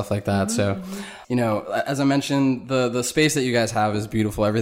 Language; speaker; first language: English; native; English